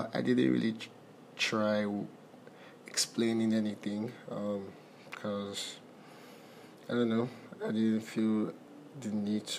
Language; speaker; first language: English; non-native, local second language; Igbo